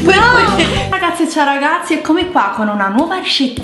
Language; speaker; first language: Italian; native; Italian